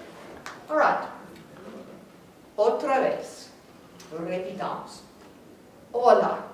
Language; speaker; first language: Spanish; non-native, fluent; English